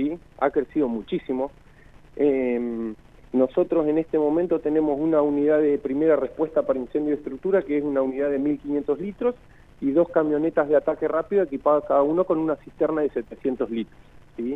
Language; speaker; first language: Spanish; native; Spanish